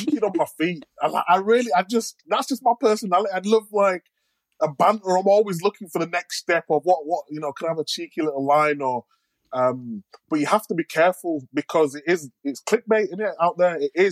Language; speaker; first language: English; native; English